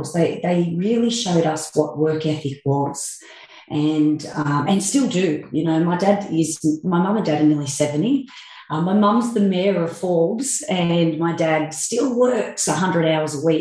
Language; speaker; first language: English; native; English